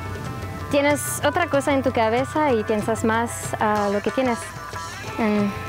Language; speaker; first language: Spanish; non-native, fluent; French